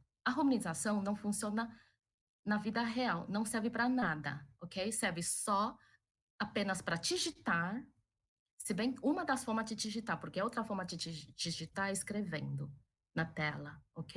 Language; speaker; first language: Portuguese; early bilingual, other home language; Chinese